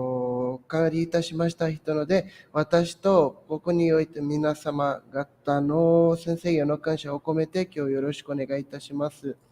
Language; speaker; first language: Japanese; non-native, fluent; Portuguese